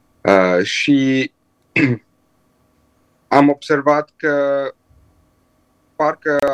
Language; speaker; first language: Romanian; early bilingual, heritage; Romanian